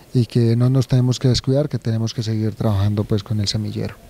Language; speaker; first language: Spanish; native; Spanish